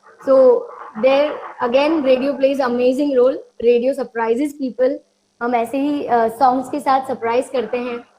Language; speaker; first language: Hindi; non-native, local second language; Gujarati